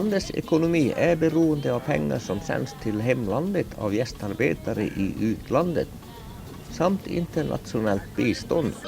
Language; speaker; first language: Swedish; native; Swedish